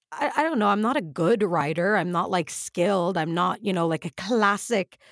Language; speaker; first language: English; early bilingual, other home language; Arabic